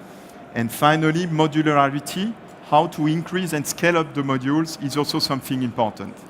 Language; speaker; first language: English; non-native, fluent; French